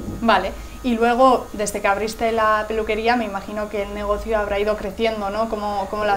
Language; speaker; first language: Spanish; native; Spanish